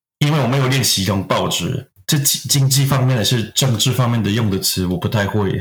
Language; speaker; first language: Chinese; non-native, fluent; French